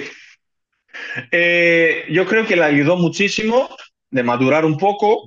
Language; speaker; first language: Spanish; non-native, fluent; Greek